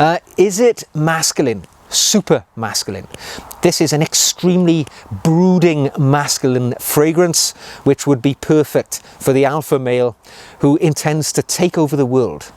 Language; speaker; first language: English; native; English